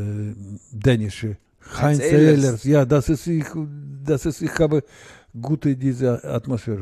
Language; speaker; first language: German; non-native, learner; Russian